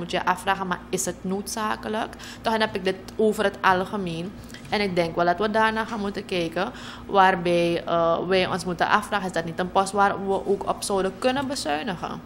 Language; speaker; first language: Dutch; native; Dutch